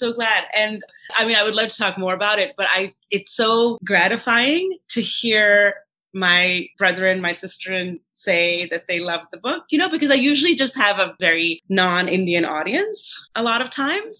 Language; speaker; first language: English; early bilingual, other home language; Telugu